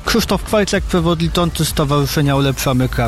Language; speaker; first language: Polish; native; Polish